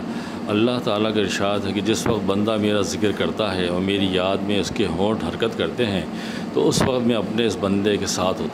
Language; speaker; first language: Urdu; native; Urdu